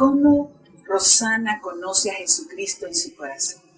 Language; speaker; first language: Spanish; native; Spanish